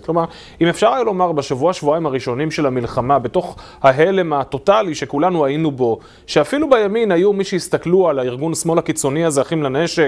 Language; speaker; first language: Hebrew; native; Hebrew